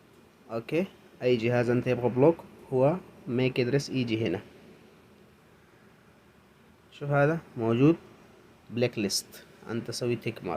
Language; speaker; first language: Arabic; non-native, learner; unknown